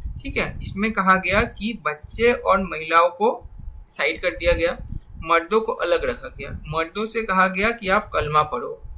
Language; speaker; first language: Hindi; non-native, local second language; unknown